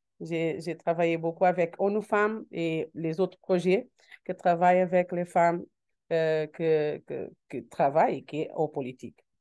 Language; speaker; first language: French; non-native, learner; Portuguese